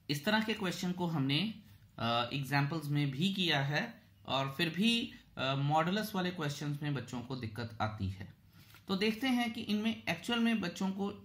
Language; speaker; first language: Hindi; native; Hindi